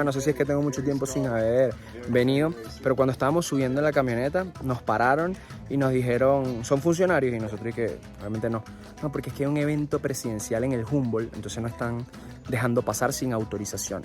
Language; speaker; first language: Spanish; native; Spanish